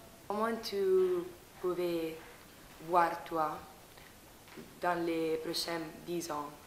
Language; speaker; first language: French; non-native, learner; Spanish